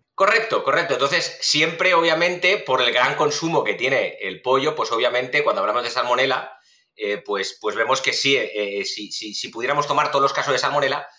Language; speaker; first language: Spanish; native; Spanish